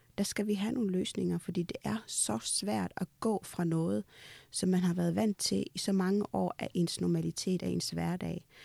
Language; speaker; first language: Danish; early bilingual, other home language; Amharic